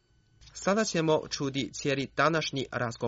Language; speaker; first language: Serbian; non-native, fluent; Chinese